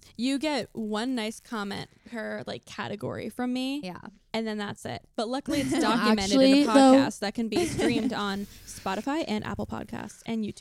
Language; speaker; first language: English; native; English